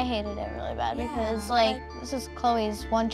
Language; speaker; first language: English; native; English